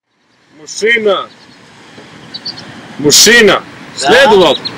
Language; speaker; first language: Russian; non-native, learner; English